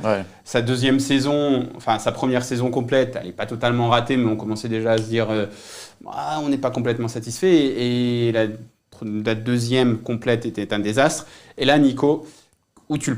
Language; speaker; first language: French; native; French